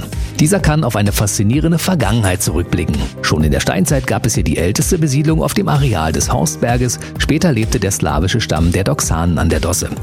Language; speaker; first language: German; native; German